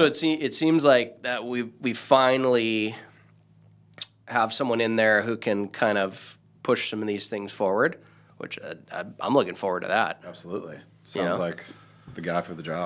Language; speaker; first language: English; native; English